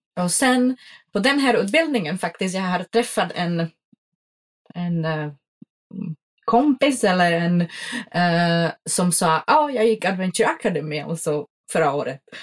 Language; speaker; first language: Swedish; non-native, fluent; Czech